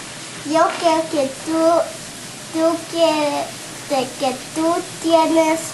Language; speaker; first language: Spanish; early bilingual, heritage; Spanish